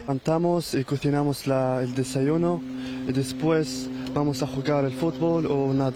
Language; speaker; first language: Spanish; non-native, learner; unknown